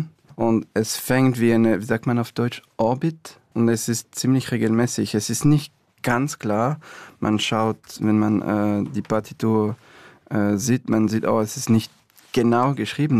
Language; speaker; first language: German; non-native, fluent; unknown